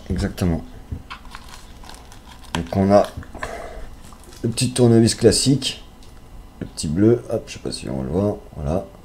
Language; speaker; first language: French; native; French